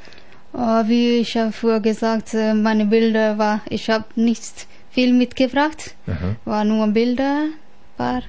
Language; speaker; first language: German; non-native, learner; Punjabi